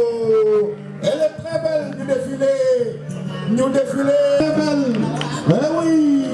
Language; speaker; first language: French; non-native, local second language; Wolof